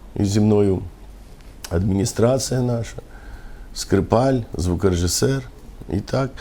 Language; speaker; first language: Ukrainian; non-native, local second language; Romany